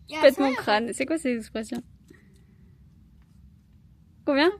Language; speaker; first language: French; native; French